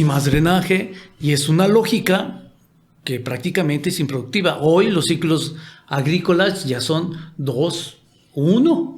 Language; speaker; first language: Spanish; native; Spanish